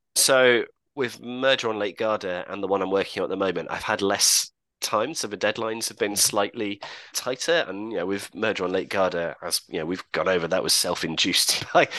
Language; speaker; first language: English; native; English